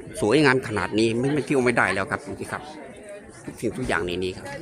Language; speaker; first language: Thai; native; Thai